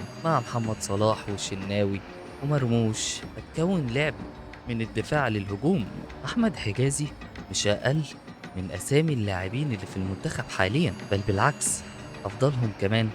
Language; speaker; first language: Arabic; native; Arabic